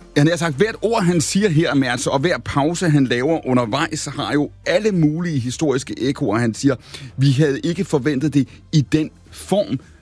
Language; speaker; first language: Danish; native; Danish